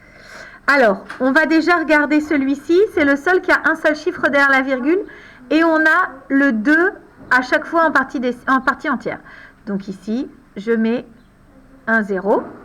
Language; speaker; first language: French; native; French